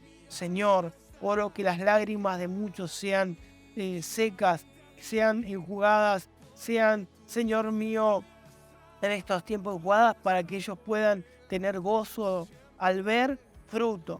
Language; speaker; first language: Spanish; native; Spanish